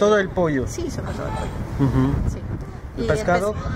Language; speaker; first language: Spanish; non-native, fluent; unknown